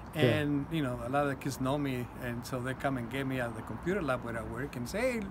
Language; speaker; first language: English; non-native, fluent; Spanish